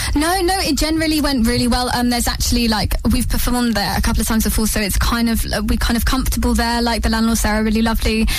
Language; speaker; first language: English; native; English